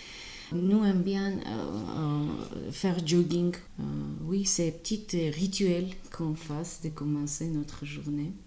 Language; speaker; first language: French; non-native, fluent; Armenian